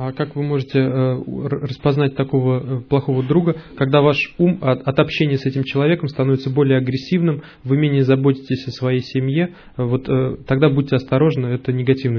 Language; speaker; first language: Russian; native; Russian